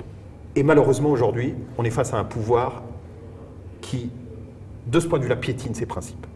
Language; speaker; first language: French; native; French